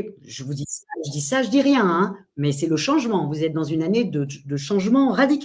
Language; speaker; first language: French; native; French